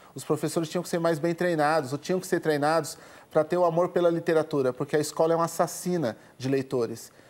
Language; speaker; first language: Portuguese; native; Portuguese